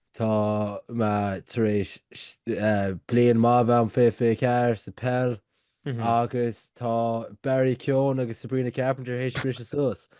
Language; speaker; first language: Irish; native; Irish